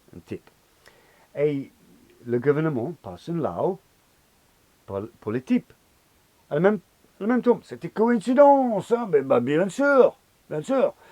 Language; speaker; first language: French; non-native, learner; English